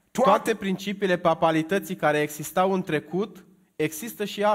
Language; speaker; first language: Romanian; native; Romanian